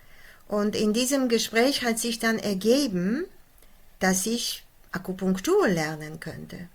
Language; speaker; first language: German; non-native, fluent; Polish